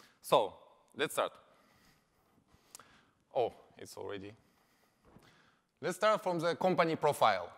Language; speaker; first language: English; non-native, learner; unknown